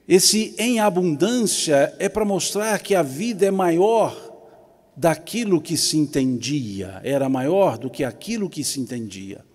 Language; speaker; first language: Portuguese; native; Portuguese